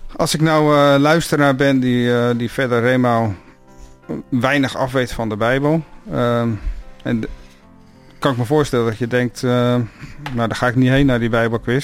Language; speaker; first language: Dutch; native; Dutch